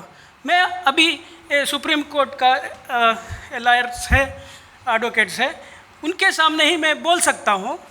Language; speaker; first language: Hindi; non-native, local second language; Kannada